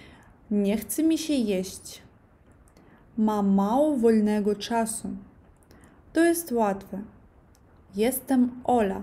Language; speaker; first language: Polish; non-native, learner; Russian